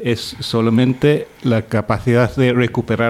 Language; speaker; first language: Spanish; non-native, fluent; English